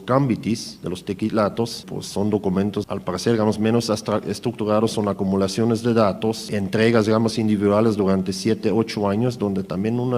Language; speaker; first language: Spanish; native; Spanish